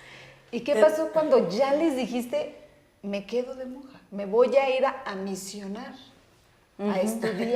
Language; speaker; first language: Spanish; native; Spanish